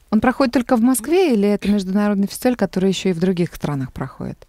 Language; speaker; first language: Russian; native; Russian